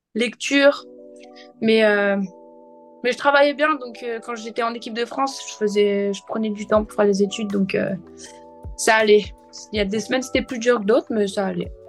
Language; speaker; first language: French; native; French